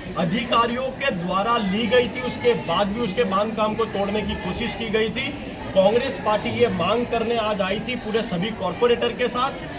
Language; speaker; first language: Hindi; non-native, local second language; Gujarati